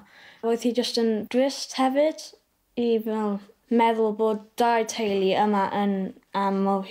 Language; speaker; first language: Welsh; non-native, local second language; English